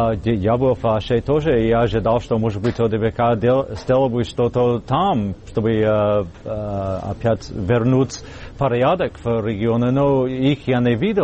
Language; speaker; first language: Russian; non-native, fluent; English